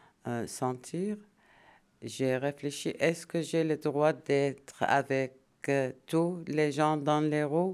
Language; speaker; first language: French; non-native, learner; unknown